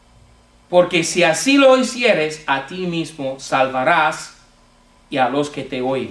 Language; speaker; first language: Spanish; non-native, fluent; English